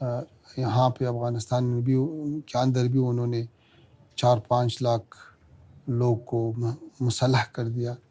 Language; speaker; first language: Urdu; non-native, fluent; Pashto